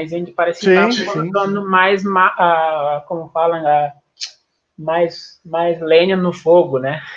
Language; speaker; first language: Portuguese; non-native, fluent; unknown